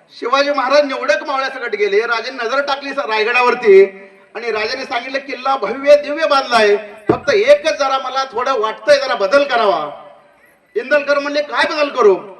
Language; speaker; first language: Marathi; native; Marathi